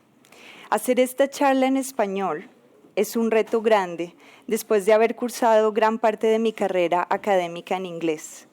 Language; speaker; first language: Spanish; native; Spanish